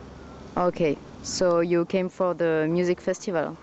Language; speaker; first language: English; non-native, fluent; French